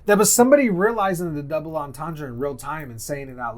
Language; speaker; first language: English; native; English